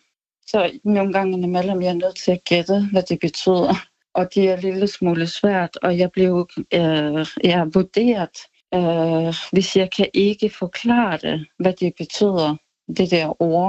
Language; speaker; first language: Danish; non-native, local second language; Kalaallisut